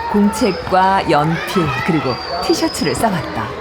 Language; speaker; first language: Korean; native; Korean